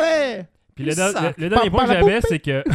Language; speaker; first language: French; native; French